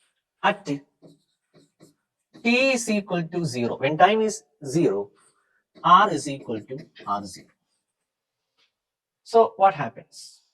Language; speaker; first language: English; non-native, local second language; Malayalam